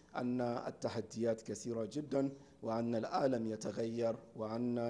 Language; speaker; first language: Arabic; non-native, fluent; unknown